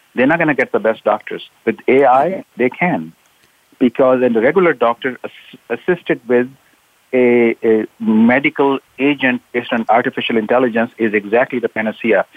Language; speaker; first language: English; non-native, local second language; Urdu